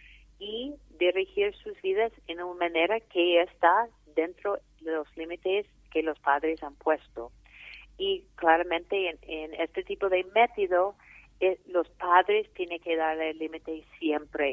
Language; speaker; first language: Spanish; non-native, fluent; English